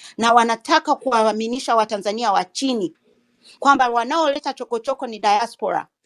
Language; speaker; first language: Swahili; native; Swahili